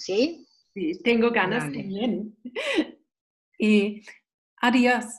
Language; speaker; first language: Spanish; non-native, learner; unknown